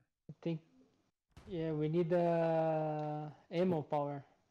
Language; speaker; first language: English; non-native, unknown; Portuguese